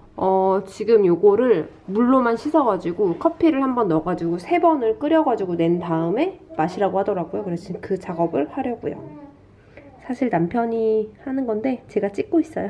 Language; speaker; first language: Korean; native; Korean